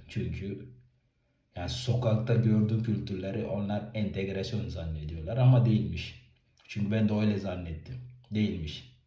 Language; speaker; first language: Turkish; non-native, fluent; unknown